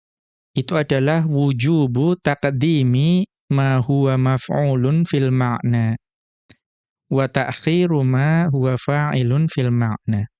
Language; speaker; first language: Arabic; non-native, fluent; Indonesian